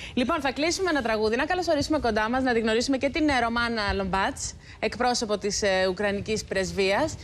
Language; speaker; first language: Greek; native; Greek